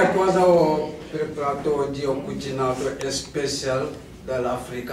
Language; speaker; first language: Italian; non-native, learner; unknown